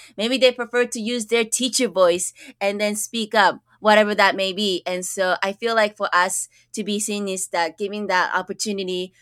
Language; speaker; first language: English; early bilingual, other home language; Japanese